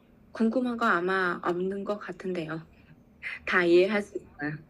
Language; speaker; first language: Korean; non-native, learner; Vietnamese